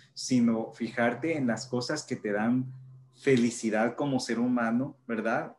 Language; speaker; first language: Spanish; early bilingual, heritage; Spanish